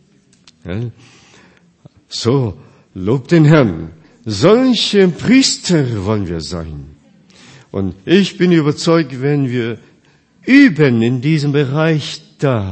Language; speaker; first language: German; non-native, fluent; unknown